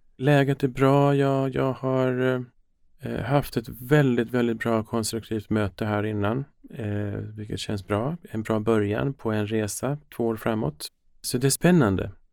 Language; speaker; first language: Swedish; early bilingual, other home language; Finnish